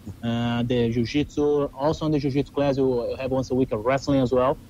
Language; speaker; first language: English; non-native, learner; Portuguese